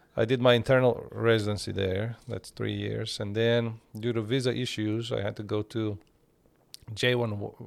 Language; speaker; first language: English; non-native, fluent; Turkish